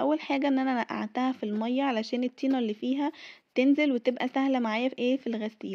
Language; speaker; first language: Arabic; native; Arabic